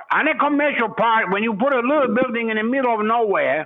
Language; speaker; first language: English; non-native, fluent; Italian